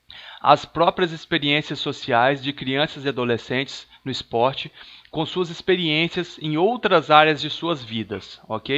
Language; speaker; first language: Portuguese; native; Portuguese